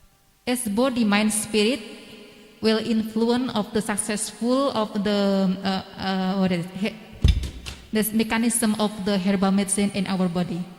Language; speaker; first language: English; non-native, learner; Indonesian